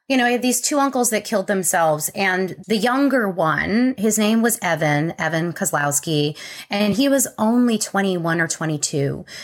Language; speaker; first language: English; native; English